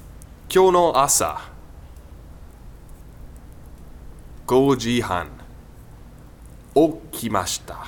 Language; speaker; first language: Japanese; non-native, learner; English